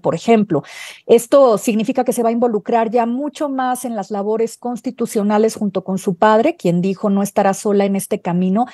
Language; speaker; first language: Spanish; native; Spanish